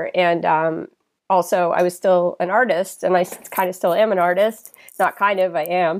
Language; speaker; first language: English; native; English